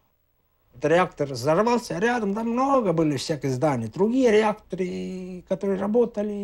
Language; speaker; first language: Russian; native; Russian